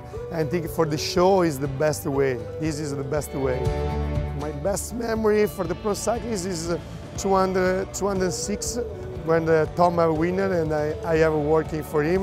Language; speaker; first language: English; non-native, learner; Italian